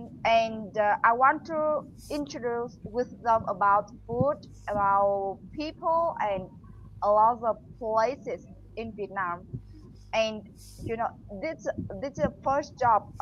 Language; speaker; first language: English; non-native, learner; Vietnamese